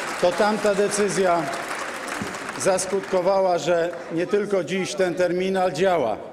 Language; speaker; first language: Polish; native; Polish